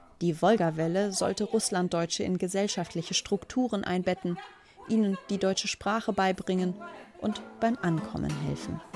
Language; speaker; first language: German; native; German